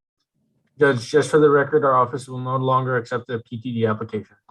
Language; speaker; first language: English; native; English